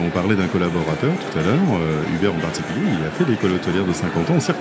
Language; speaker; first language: French; native; French